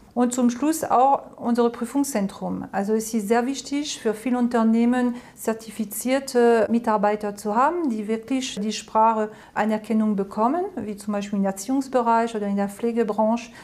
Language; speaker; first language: German; non-native, fluent; French